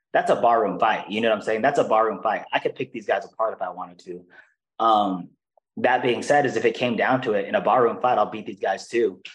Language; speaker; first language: English; non-native, fluent; Portuguese